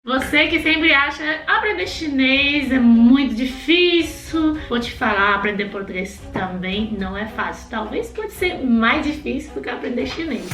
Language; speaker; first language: Portuguese; non-native, fluent; Chinese